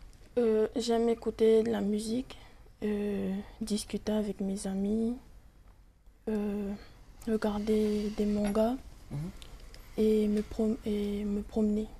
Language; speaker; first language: French; non-native, local second language; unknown